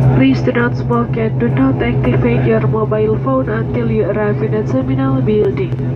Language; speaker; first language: English; non-native, fluent; Indonesian